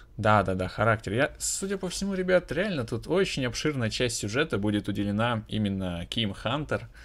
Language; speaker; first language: Russian; native; Russian